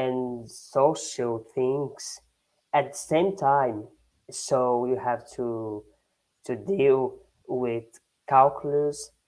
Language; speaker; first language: English; non-native, learner; Portuguese